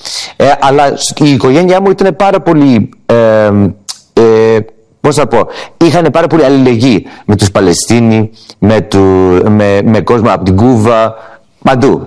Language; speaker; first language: Greek; early bilingual, heritage; Greek